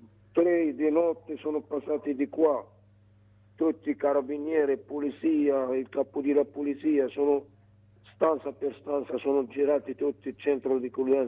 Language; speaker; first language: Italian; non-native, learner; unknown